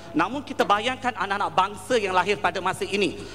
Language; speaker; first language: Malay; non-native, local second language; Tamil